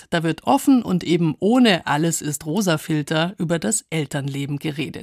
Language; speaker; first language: German; native; German